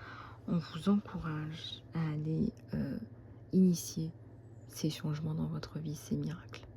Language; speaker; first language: French; native; French